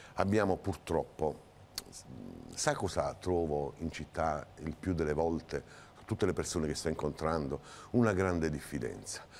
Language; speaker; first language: Italian; native; Italian